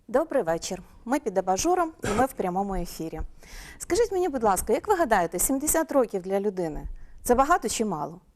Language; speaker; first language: Ukrainian; native; Ukrainian